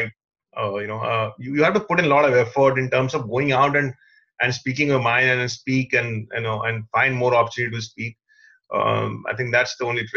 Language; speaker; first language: English; non-native, local second language; Hindi